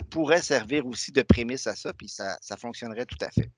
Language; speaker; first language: French; native; French